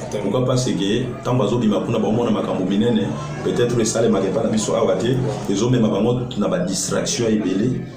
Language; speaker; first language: Lingala; native; Lingala